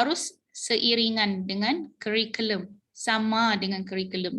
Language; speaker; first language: Malay; native; Malay